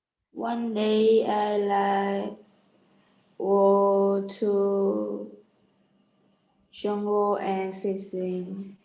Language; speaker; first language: English; non-native, learner; Vietnamese